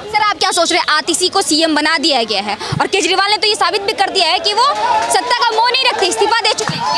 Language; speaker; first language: Hindi; native; Hindi